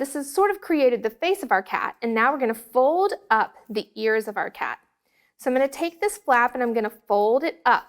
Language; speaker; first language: English; native; English